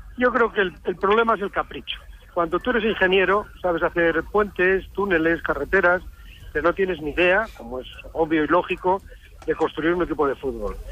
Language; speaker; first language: Spanish; native; Spanish